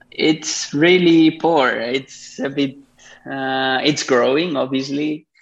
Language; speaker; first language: English; non-native, fluent; Spanish